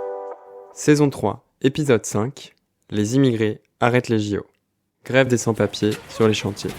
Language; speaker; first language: French; native; French